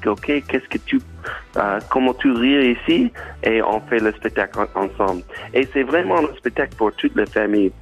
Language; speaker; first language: French; non-native, learner; English